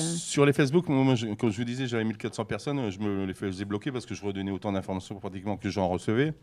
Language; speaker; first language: French; native; French